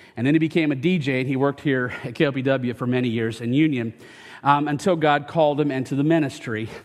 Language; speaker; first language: English; native; English